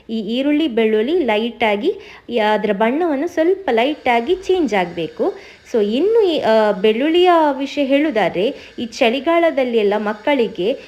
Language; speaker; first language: Kannada; native; Kannada